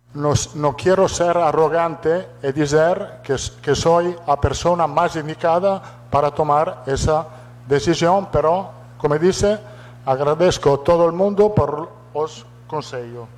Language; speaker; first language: Portuguese; non-native, fluent; Italian